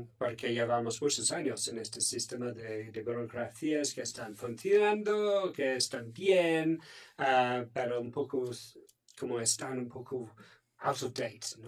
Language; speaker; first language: Spanish; non-native, fluent; English